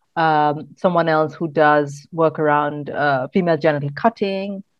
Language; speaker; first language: English; non-native, local second language; Malayalam